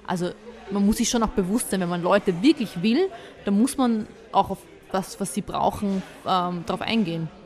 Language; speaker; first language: German; early bilingual, other home language; Bosnian